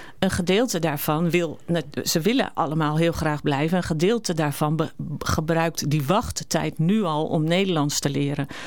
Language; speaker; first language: Dutch; native; Dutch